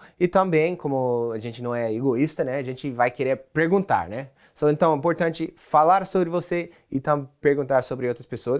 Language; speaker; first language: Portuguese; non-native, fluent; English